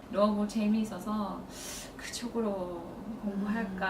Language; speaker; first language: Korean; non-native, fluent; English